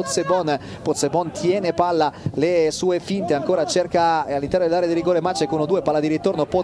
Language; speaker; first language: Italian; native; Italian